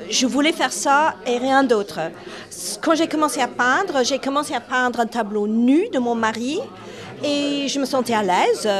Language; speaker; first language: French; non-native, fluent; English